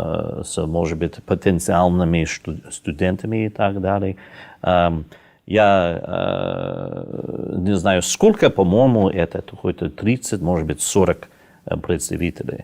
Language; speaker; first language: Russian; non-native, fluent; English